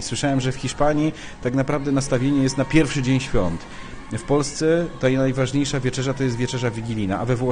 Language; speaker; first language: Polish; native; Polish